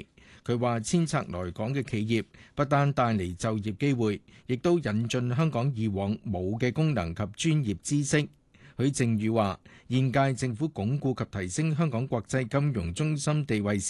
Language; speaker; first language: Cantonese; native; Cantonese